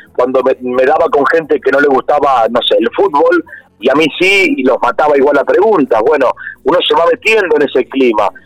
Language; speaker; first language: Spanish; native; Spanish